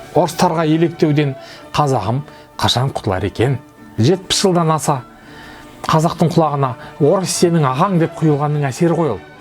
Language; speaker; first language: Kazakh; non-native, local second language; Russian